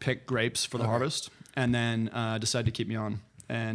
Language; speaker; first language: English; native; English